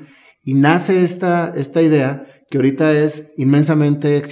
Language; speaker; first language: Spanish; native; Spanish